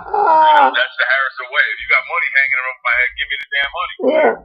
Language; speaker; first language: English; native; English